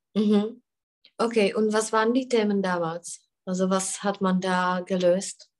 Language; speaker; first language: German; non-native, fluent; Czech